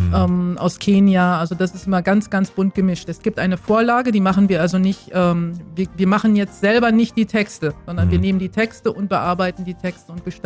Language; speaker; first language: German; native; German